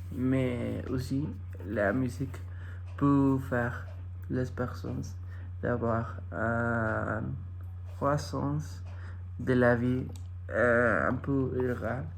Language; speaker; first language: French; non-native, fluent; Spanish